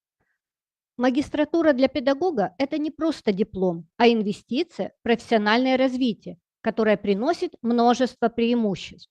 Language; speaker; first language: Russian; native; Russian